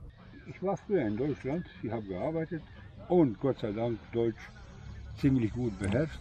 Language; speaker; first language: German; non-native, fluent; Bosnian